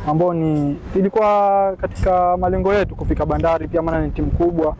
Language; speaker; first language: Swahili; native; Swahili